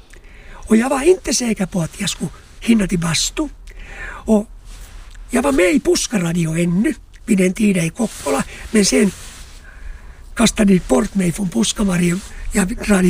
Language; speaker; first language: Swedish; non-native, local second language; Finnish